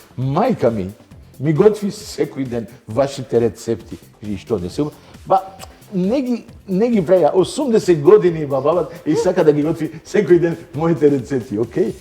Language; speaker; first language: Macedonian; non-native, fluent; Dutch